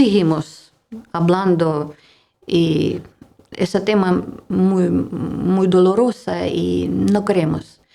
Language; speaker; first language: Spanish; non-native, learner; Russian